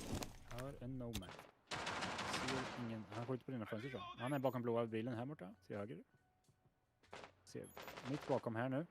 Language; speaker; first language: Swedish; native; Swedish